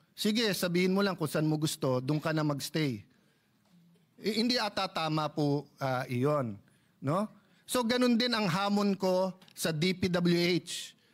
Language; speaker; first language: Filipino; native; Filipino